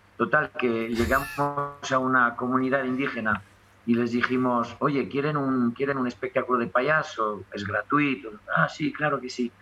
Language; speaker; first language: Spanish; non-native, fluent; French